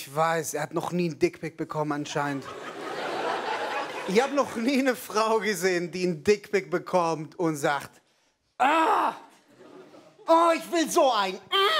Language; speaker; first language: German; non-native, fluent; Hebrew